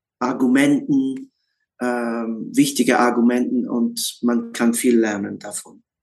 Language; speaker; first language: German; non-native, learner; English